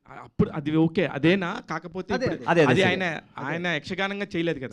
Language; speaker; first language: Telugu; native; Telugu